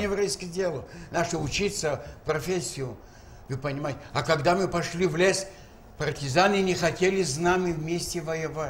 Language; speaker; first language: Russian; native; Russian